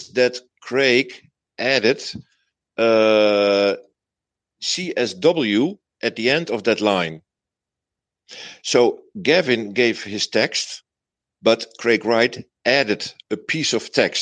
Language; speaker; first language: English; non-native, fluent; Dutch